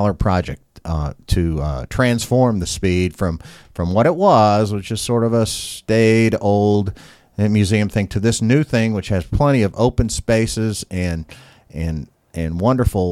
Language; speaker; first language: English; native; English